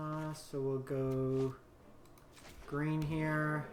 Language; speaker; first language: English; native; English